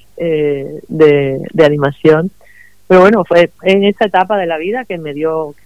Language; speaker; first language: Spanish; native; Spanish